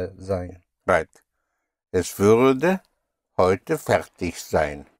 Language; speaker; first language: German; non-native, fluent; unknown